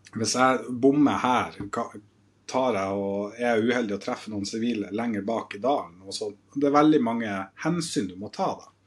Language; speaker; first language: Norwegian; native; Norwegian